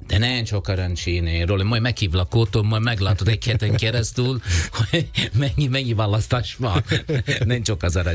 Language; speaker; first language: Hungarian; non-native, learner; Italian